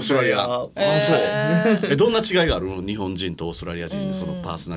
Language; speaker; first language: Japanese; native; Japanese